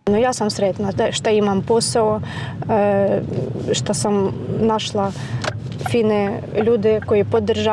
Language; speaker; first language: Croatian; non-native, fluent; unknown